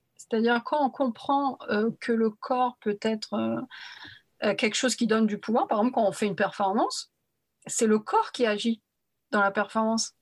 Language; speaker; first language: French; early bilingual, other home language; Arabic